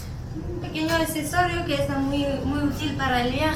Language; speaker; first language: Spanish; non-native, fluent; French